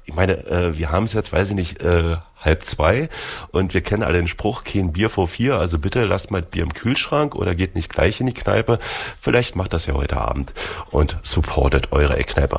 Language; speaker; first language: German; native; German